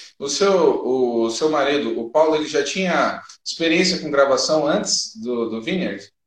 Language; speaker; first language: Portuguese; native; Portuguese